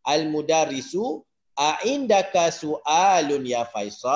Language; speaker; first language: Arabic; non-native, fluent; Malay